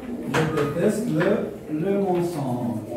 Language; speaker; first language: French; non-native, local second language; Arabic